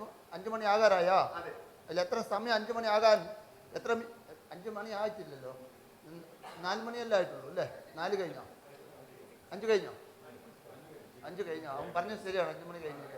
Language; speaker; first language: Malayalam; non-native, local second language; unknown